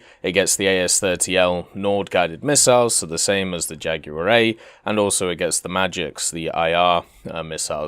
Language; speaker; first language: English; native; English